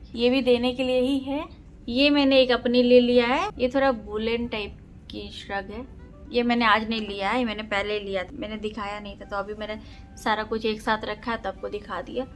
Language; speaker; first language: Hindi; native; Hindi